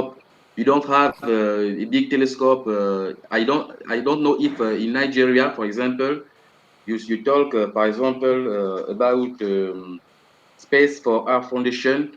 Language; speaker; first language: English; non-native, learner; French